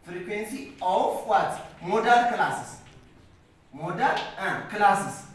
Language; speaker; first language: English; non-native, local second language; Amharic